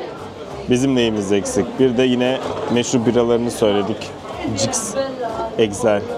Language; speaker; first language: Turkish; native; Turkish